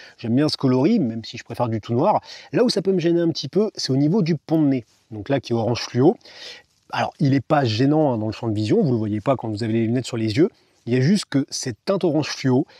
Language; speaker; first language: French; native; French